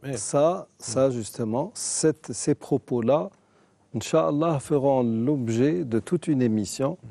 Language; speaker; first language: French; non-native, local second language; Arabic